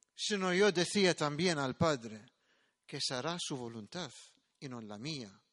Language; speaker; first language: Spanish; non-native, fluent; Maltese